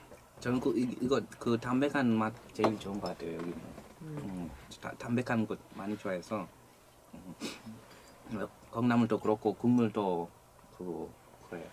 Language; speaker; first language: Korean; non-native, fluent; English